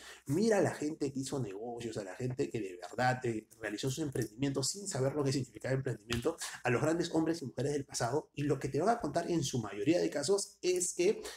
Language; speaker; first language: Spanish; native; Spanish